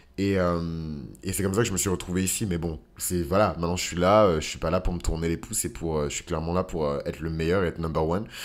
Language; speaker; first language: French; native; French